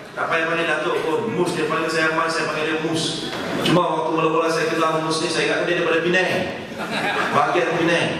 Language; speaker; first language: Malay; non-native, local second language; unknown